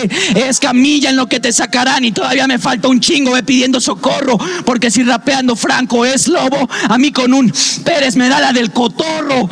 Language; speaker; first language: Spanish; native; Spanish